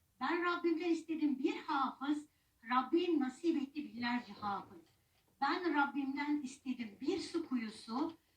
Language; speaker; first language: Turkish; native; Turkish